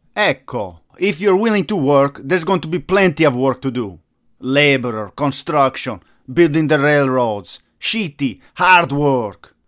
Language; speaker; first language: English; non-native, fluent; Italian